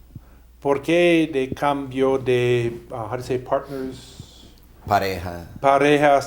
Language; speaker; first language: Spanish; non-native, fluent; English